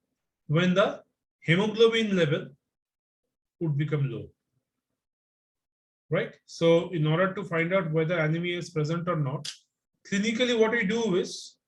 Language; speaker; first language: English; non-native, local second language; Bangla